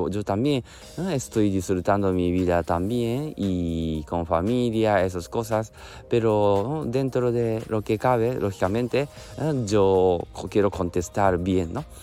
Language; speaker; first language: Spanish; non-native, learner; Japanese